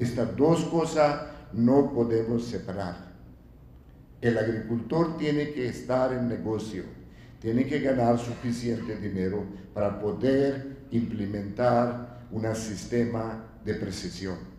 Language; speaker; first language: Spanish; non-native, fluent; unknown